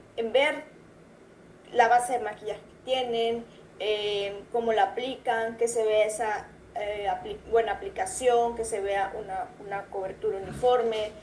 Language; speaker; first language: Spanish; native; Spanish